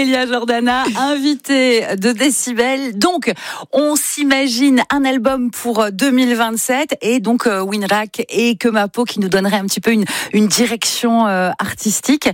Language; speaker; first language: French; native; French